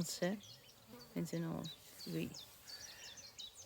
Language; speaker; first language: French; non-native, learner; Dutch